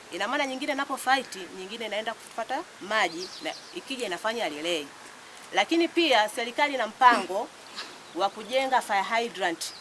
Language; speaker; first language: Swahili; native; Swahili